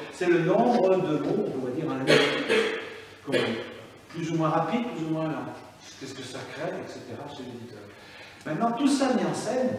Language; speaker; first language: French; native; French